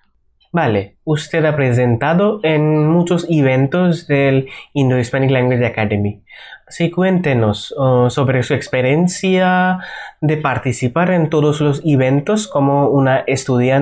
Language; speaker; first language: Spanish; non-native, learner; Bangla